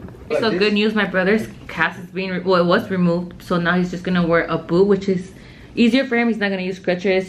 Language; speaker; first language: English; early bilingual, other home language; Spanish